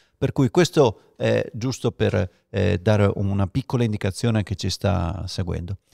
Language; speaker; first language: Italian; native; Italian